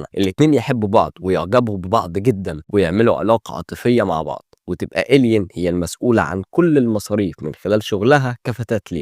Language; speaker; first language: Arabic; native; Arabic